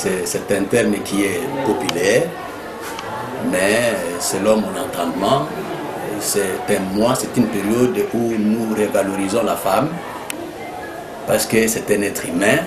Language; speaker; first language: French; native; French